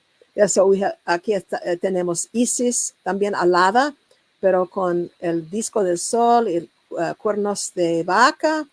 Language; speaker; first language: Spanish; non-native, learner; English